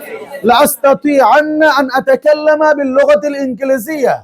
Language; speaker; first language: Arabic; non-native, learner; Bangla